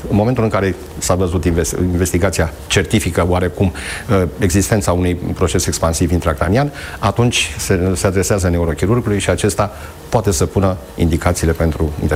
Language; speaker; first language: Romanian; native; Romanian